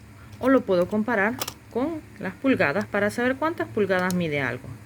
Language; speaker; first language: Spanish; native; Spanish